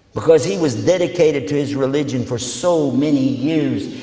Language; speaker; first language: English; native; English